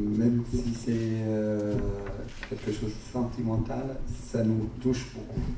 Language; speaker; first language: French; non-native, fluent; Arabic